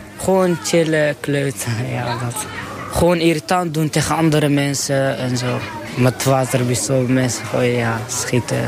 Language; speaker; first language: Dutch; early bilingual, other home language; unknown